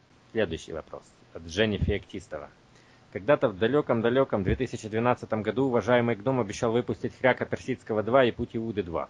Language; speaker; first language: Russian; native; Russian